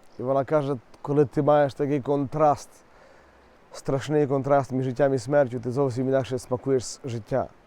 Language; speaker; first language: Ukrainian; native; Ukrainian